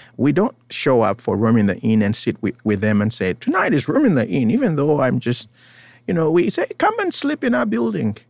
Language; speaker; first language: English; non-native, local second language; Ganda